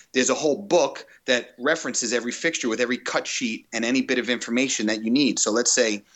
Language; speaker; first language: English; native; English